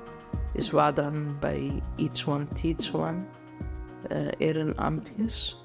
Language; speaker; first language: German; non-native, fluent; Arabic